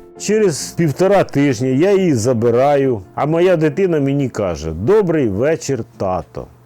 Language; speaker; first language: Ukrainian; native; Ukrainian